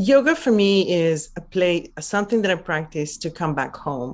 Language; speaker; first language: English; non-native, fluent; Italian